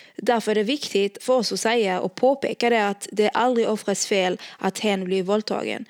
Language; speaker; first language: Swedish; early bilingual, other home language; Arabic